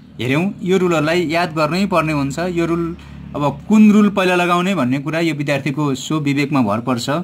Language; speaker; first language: Nepali; native; Nepali